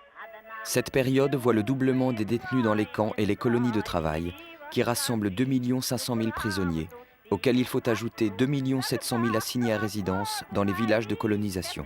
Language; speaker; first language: French; native; French